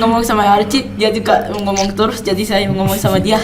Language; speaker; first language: Indonesian; non-native, local second language; English